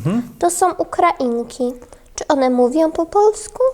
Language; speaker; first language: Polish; non-native, fluent; Ukrainian